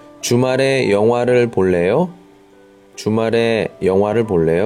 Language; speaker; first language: Korean; non-native, fluent; Chinese